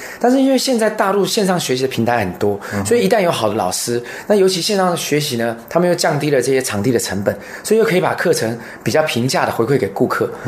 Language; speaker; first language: Chinese; native; Chinese